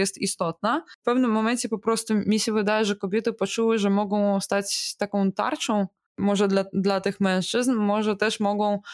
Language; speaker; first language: Polish; non-native, fluent; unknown